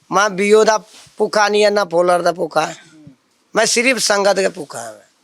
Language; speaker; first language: Hindi; non-native, local second language; Punjabi